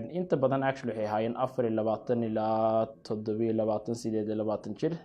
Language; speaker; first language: Somali; early bilingual, heritage; Somali